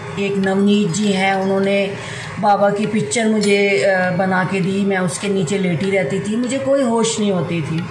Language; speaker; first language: Hindi; native; Hindi